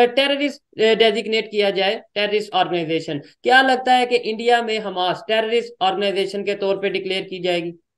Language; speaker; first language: Urdu; native; Urdu